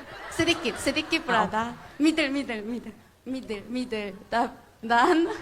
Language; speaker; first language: Indonesian; non-native, learner; Korean